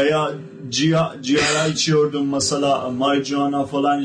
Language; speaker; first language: Turkish; non-native, local second language; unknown